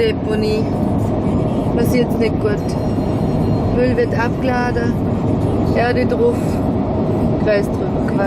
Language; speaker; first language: German; native; German